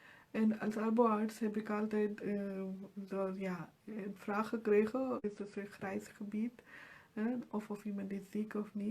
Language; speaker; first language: Dutch; non-native, fluent; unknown